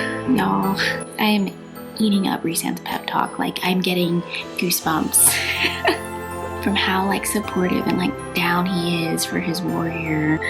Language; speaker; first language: English; native; English